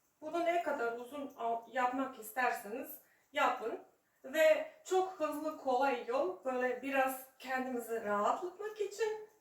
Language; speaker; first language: Turkish; non-native, fluent; Serbian